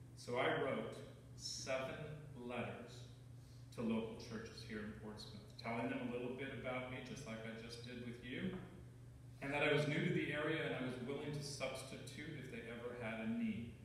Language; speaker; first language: English; native; English